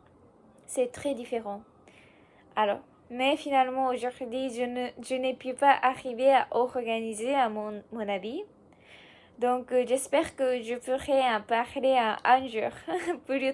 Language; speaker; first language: French; non-native, learner; Japanese